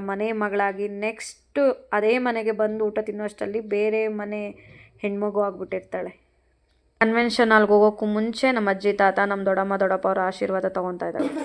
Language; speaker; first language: Kannada; non-native, local second language; Telugu